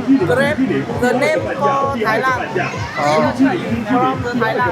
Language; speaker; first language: English; non-native, learner; Chinese